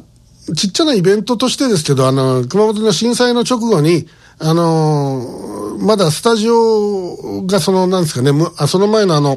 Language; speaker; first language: Japanese; native; Japanese